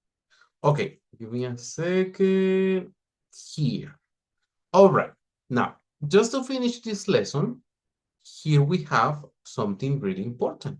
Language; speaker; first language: English; non-native, fluent; Spanish